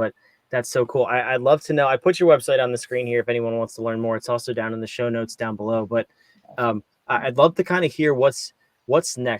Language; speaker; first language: English; native; English